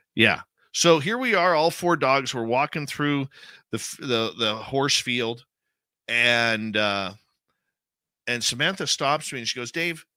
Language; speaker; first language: English; native; English